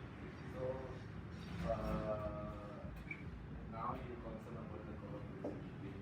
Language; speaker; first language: English; non-native, learner; Indonesian